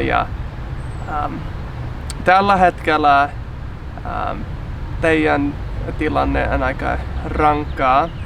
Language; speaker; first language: Finnish; non-native, learner; English